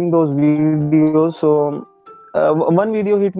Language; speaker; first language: English; non-native, local second language; Hindi